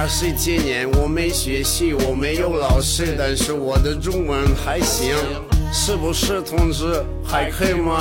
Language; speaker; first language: Chinese; non-native, learner; Russian